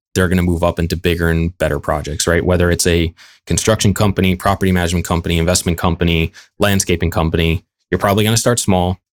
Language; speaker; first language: English; native; English